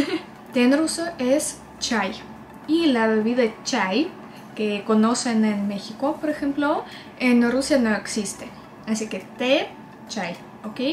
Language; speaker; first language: Spanish; non-native, fluent; Russian